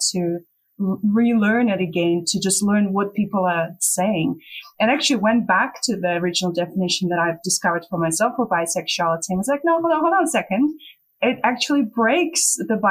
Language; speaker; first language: English; non-native, fluent; Russian